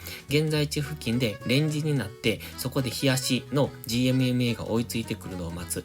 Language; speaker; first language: Japanese; native; Japanese